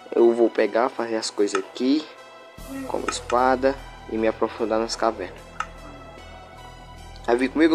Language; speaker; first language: Portuguese; native; Portuguese